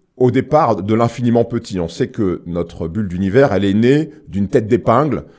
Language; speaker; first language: French; native; French